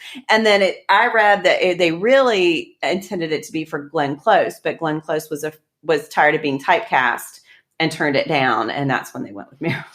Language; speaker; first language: English; native; English